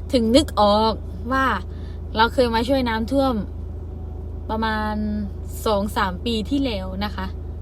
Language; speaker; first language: Thai; non-native, local second language; Khmer